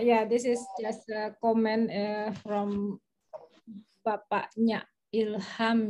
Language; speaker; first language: English; non-native, fluent; Indonesian